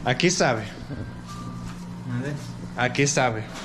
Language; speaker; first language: Spanish; non-native, learner; English